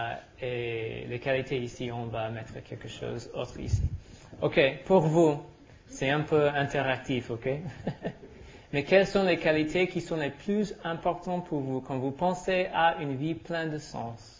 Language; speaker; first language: French; non-native, learner; English